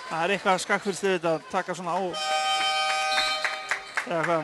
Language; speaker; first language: Icelandic; native; Icelandic